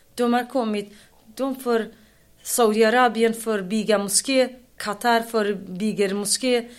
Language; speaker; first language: Swedish; non-native, fluent; Kurdish